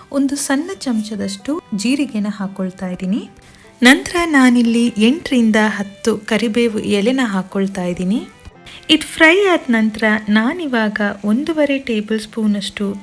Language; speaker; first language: Kannada; non-native, local second language; Kodava